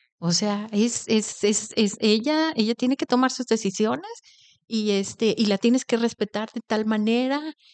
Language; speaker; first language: Spanish; native; Spanish